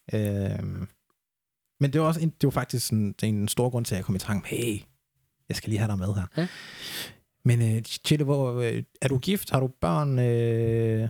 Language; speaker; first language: Danish; early bilingual, other home language; English